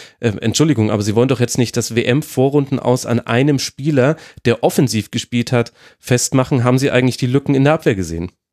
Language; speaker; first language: German; native; German